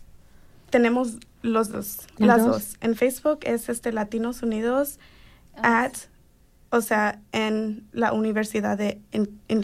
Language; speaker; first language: Spanish; early bilingual, heritage; Spanish